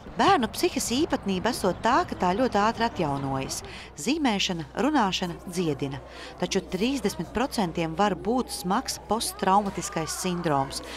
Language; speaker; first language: Latvian; native; Latvian